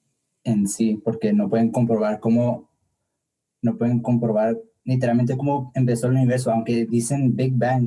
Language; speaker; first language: Spanish; early bilingual, heritage; English